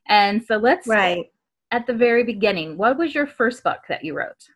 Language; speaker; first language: English; native; English